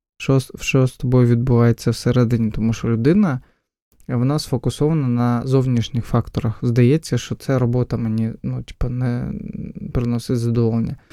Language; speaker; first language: Ukrainian; non-native, local second language; Russian